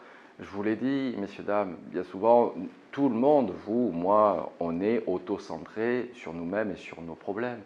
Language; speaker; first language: French; native; French